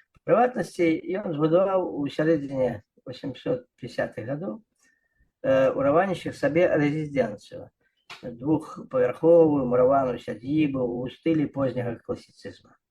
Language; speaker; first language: Belarusian; non-native, local second language; Russian